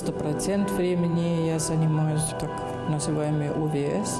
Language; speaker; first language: Russian; non-native, fluent; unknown